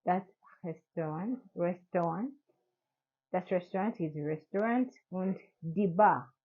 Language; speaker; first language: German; non-native, learner; English